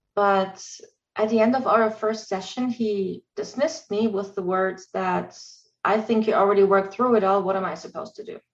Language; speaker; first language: English; non-native, fluent; German